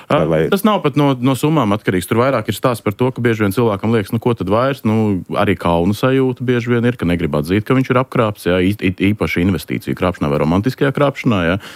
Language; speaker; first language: Latvian; native; Latvian